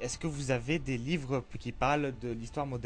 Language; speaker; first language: French; native; French